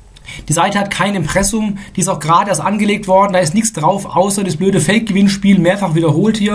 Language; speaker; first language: German; native; German